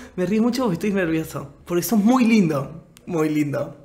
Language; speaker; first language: Spanish; native; Spanish